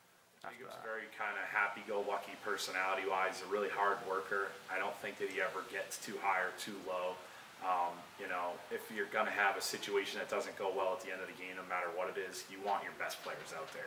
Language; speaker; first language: English; native; English